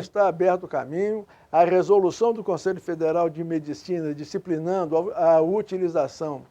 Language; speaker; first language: Portuguese; native; Portuguese